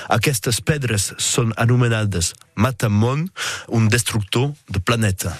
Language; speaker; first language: Catalan; non-native, local second language; French